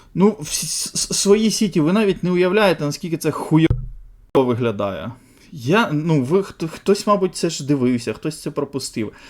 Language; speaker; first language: Ukrainian; native; Ukrainian